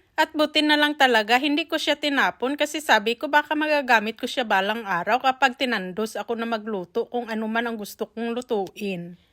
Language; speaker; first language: Filipino; non-native, local second language; Hiligaynon